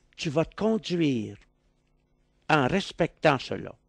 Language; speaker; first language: French; native; French